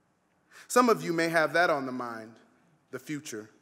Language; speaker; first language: English; native; English